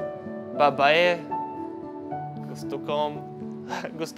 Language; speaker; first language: Filipino; non-native, learner; Hebrew